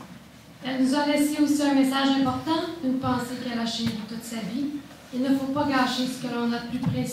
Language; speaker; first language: French; native; French